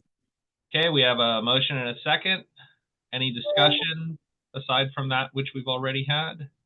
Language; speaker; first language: English; native; English